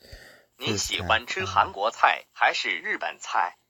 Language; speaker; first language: Chinese; non-native, learner; English